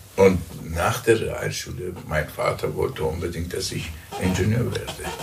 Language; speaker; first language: German; early bilingual, other home language; Persian